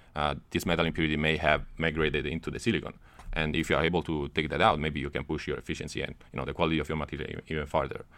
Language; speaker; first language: English; non-native, fluent; Italian